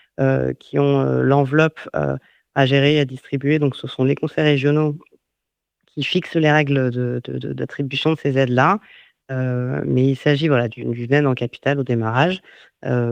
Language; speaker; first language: French; native; French